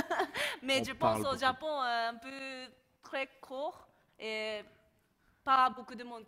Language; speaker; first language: French; non-native, learner; Japanese